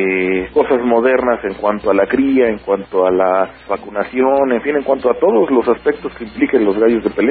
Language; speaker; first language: Spanish; native; Spanish